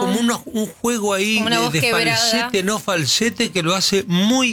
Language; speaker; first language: Spanish; native; Spanish